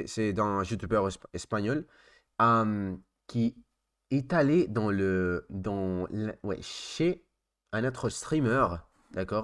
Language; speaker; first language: French; non-native, learner; Spanish